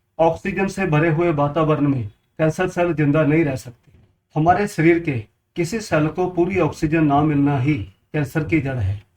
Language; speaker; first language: Hindi; non-native, local second language; Punjabi